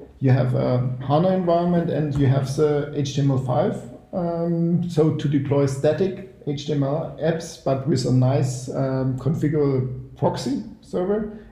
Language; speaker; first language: English; non-native, fluent; German